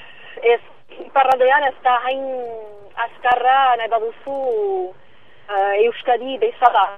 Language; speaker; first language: Basque; non-native, local second language; French